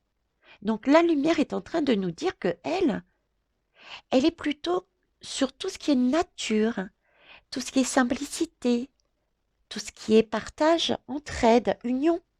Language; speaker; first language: French; native; French